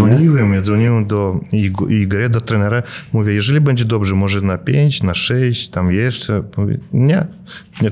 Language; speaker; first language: Polish; non-native, fluent; Russian